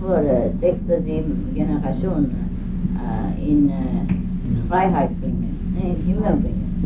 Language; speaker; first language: German; non-native, learner; Vietnamese